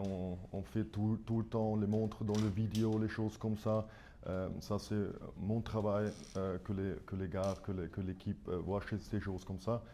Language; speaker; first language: French; non-native, fluent; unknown